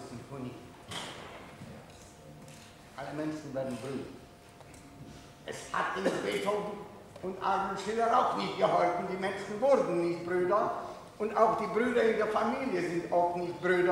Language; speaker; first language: German; non-native, fluent; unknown